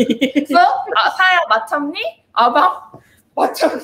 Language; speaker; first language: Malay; non-native, learner; Korean